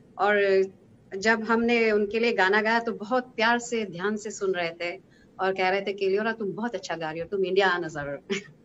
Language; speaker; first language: Hindi; non-native, fluent; Hebrew